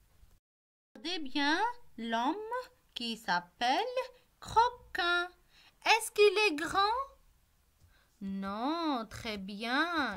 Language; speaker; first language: French; non-native, local second language; Arabic